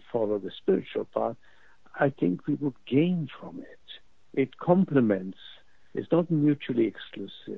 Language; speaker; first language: English; non-native, local second language; Urdu